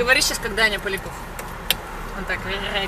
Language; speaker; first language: Russian; native; Russian